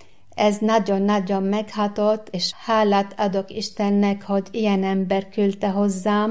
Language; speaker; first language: Hungarian; non-native, learner; Arabic